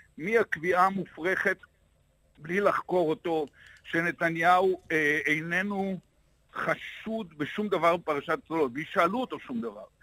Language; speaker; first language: Hebrew; native; Hebrew